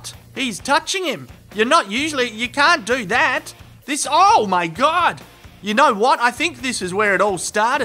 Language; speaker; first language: English; native; English